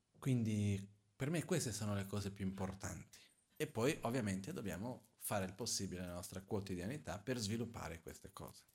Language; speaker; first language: Italian; non-native, fluent; Portuguese